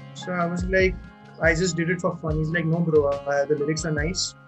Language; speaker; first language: English; non-native, local second language; Hindi